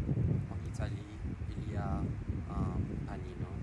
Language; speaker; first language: French; non-native, learner; English